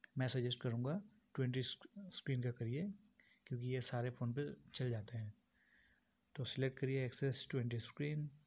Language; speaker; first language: Hindi; non-native, local second language; Bangla